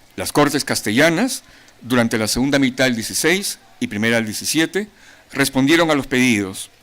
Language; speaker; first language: Spanish; native; Spanish